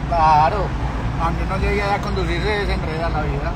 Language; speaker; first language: Spanish; native; Spanish